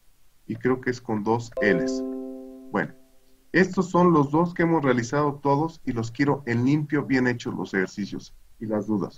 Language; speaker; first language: Spanish; native; Spanish